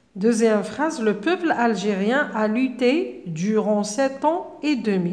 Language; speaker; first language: French; non-native, local second language; Arabic